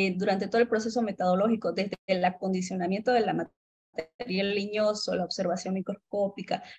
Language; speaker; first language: Spanish; native; Spanish